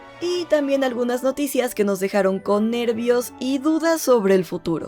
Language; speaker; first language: Spanish; native; Spanish